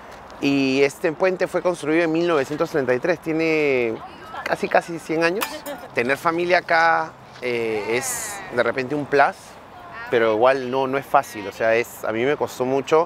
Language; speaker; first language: Spanish; native; Spanish